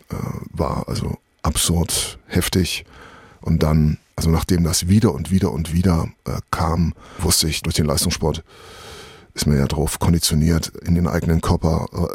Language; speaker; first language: German; native; German